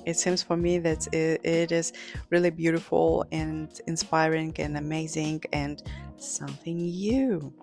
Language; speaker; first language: English; non-native, fluent; Georgian